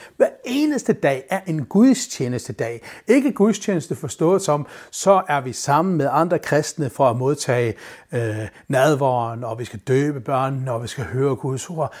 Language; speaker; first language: Danish; non-native, local second language; Faroese